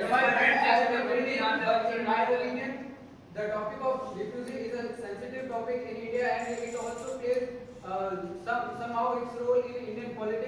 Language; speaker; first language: English; non-native, learner; Hindi